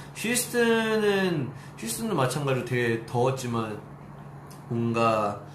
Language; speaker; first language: Korean; early bilingual, heritage; Korean